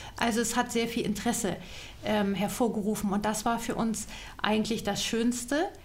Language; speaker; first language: German; native; German